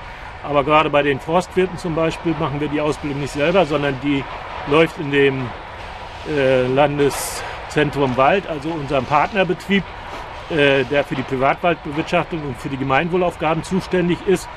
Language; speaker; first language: German; native; German